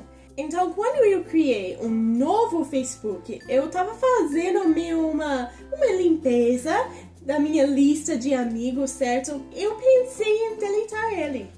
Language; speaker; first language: Portuguese; non-native, fluent; English